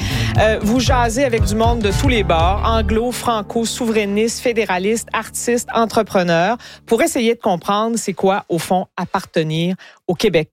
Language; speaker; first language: French; native; French